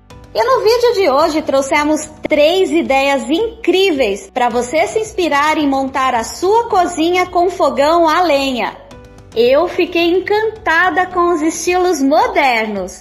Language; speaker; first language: Portuguese; native; Portuguese